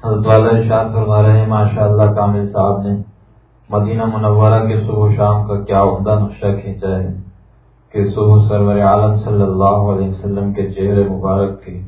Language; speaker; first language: Urdu; native; Urdu